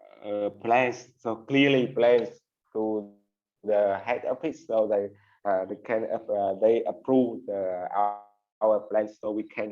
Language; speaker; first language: English; non-native, learner; Vietnamese